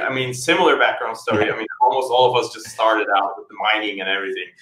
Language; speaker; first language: English; non-native, fluent; Turkish